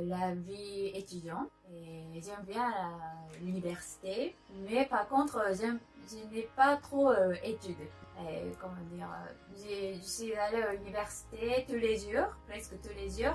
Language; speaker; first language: French; non-native, learner; Japanese